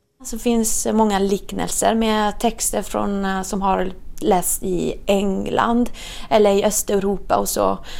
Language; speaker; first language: Swedish; non-native, fluent; Italian